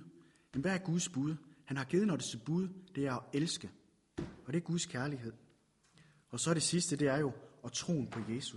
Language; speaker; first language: Danish; native; Danish